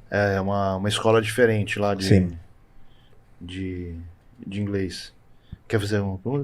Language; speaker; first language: Portuguese; native; Portuguese